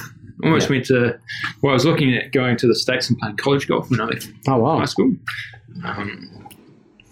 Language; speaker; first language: English; native; English